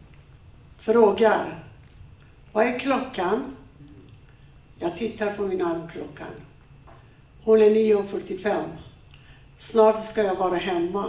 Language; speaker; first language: Swedish; non-native, fluent; Persian